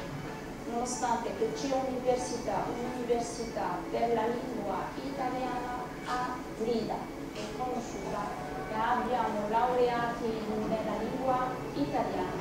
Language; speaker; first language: Italian; non-native, fluent; Arabic